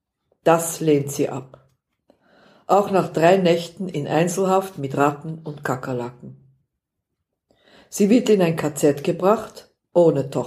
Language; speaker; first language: German; non-native, fluent; Dutch